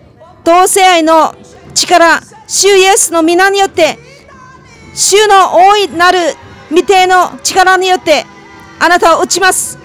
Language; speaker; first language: Japanese; non-native, fluent; Chinese